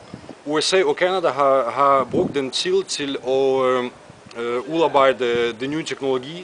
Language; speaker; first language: Danish; non-native, fluent; Russian